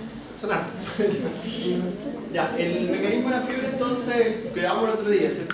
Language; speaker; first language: Spanish; native; Spanish